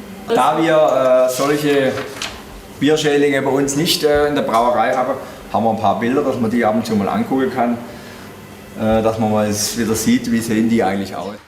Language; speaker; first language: German; native; German